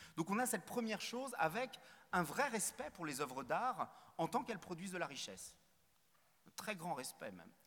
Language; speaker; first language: French; native; French